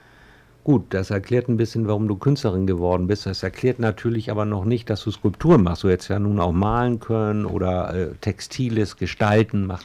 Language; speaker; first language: German; native; German